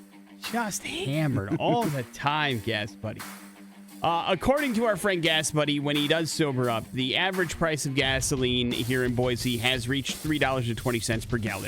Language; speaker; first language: English; native; English